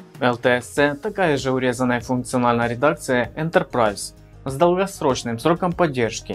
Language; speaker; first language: Russian; native; Russian